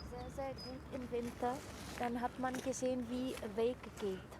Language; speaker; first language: German; non-native, fluent; Czech